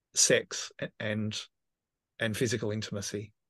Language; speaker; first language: English; native; English